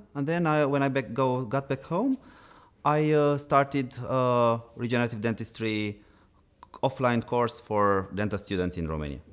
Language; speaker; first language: English; non-native, fluent; Romanian